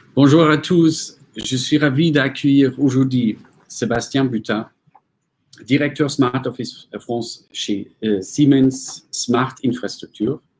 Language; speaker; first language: French; non-native, fluent; German